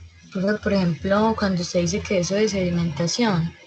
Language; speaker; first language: Spanish; native; Spanish